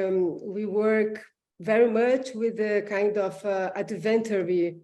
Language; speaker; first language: English; non-native, learner; Portuguese